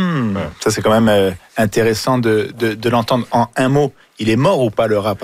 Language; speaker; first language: French; native; French